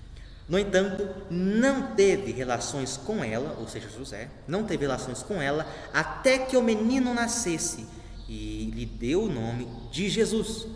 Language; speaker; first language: Portuguese; native; Portuguese